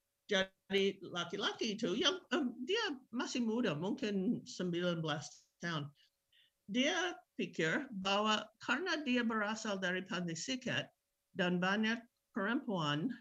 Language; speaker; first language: Indonesian; non-native, fluent; English